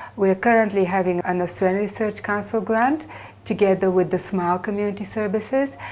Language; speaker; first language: English; non-native, fluent; Bulgarian